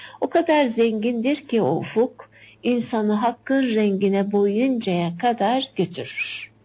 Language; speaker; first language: Turkish; native; Turkish